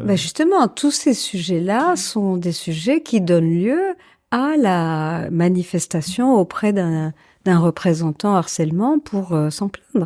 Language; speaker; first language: French; native; French